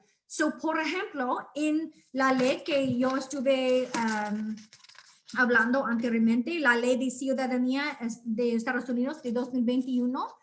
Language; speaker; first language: Spanish; non-native, fluent; English